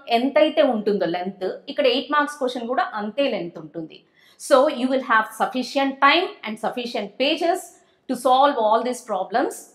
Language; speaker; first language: Telugu; native; Telugu